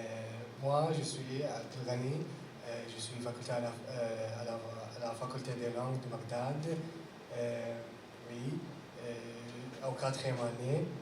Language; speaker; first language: French; non-native, learner; Arabic